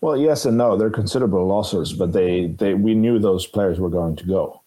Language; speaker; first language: English; non-native, fluent; Norwegian